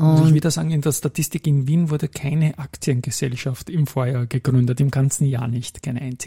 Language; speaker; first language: German; native; German